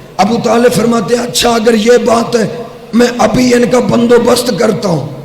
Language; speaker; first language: Urdu; native; Urdu